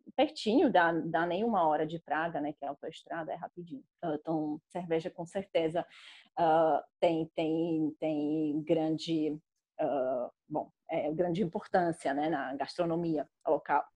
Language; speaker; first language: Portuguese; non-native, fluent; Czech